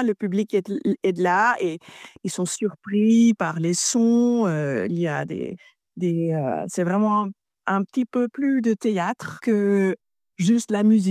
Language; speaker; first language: French; non-native, fluent; Dutch